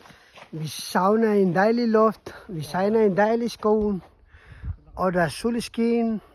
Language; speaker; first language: Danish; non-native, learner; Filipino